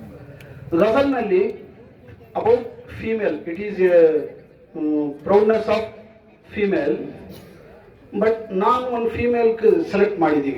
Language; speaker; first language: Kannada; non-native, fluent; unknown